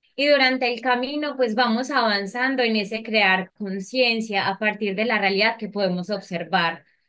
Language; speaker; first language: Spanish; native; Spanish